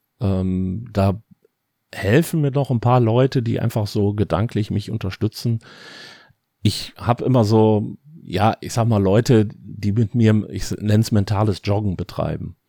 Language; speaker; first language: German; native; German